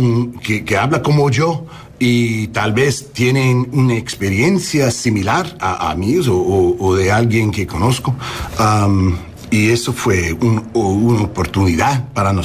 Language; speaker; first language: Spanish; non-native, learner; English